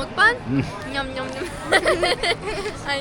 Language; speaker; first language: Korean; non-native, learner; Persian